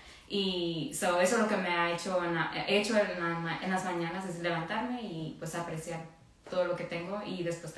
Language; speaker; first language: Spanish; early bilingual, heritage; Spanish